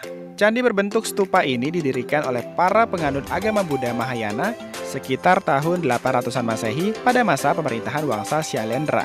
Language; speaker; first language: Indonesian; native; Indonesian